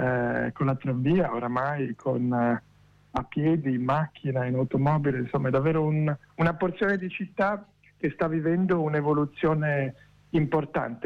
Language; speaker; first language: Italian; native; Italian